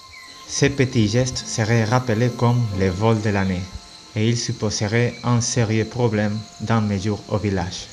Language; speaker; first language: French; non-native, fluent; Spanish